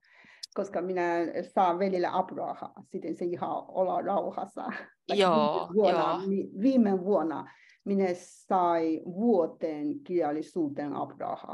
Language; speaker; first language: Finnish; non-native, learner; Chinese